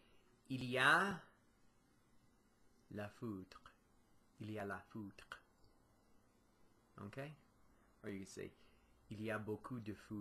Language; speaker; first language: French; non-native, learner; English